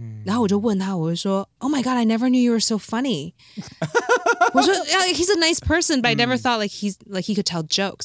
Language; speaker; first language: English; non-native, fluent; Chinese